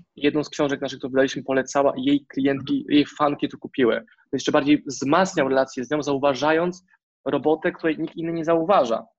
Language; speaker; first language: Polish; native; Polish